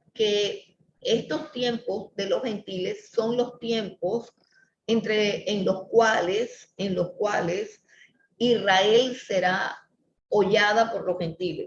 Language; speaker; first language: Spanish; native; Spanish